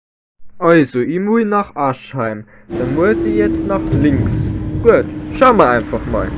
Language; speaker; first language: German; native; German